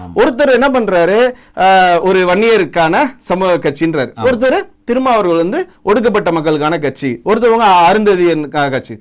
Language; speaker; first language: Tamil; non-native, local second language; Telugu